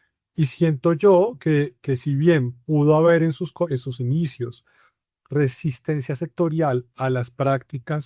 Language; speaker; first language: Spanish; native; Spanish